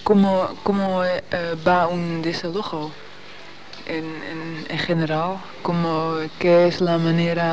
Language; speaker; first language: Spanish; non-native, learner; Dutch